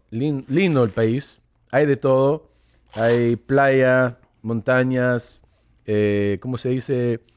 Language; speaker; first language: Spanish; early bilingual, heritage; English